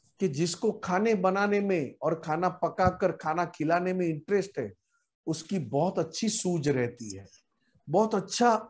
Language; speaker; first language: Hindi; non-native, local second language; Gujarati